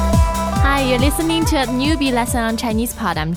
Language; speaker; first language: English; non-native, fluent; Chinese